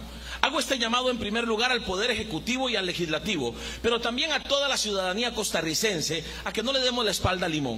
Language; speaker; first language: Spanish; native; Spanish